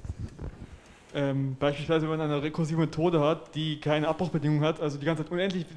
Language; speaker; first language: German; native; German